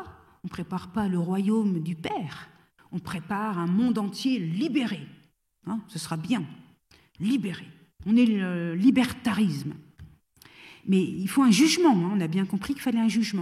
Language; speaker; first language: French; native; French